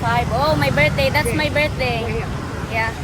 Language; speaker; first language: English; non-native, local second language; Filipino